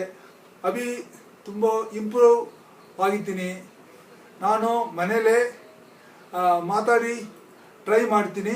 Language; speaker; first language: Kannada; non-native, learner; Hindi